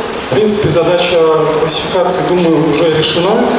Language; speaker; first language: Russian; native; Russian